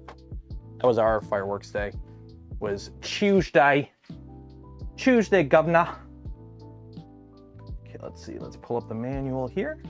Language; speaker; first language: English; native; English